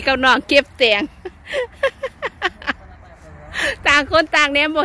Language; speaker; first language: German; non-native, learner; Thai